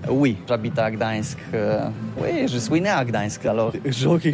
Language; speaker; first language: French; non-native, learner; Polish